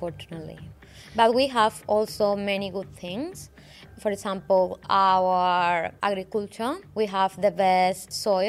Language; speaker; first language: English; non-native, learner; Spanish